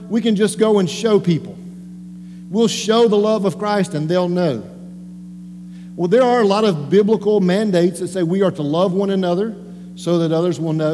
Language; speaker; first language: English; native; English